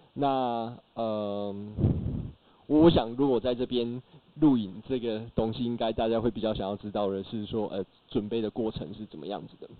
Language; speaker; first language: Chinese; native; Chinese